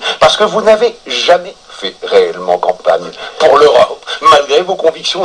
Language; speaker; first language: French; native; French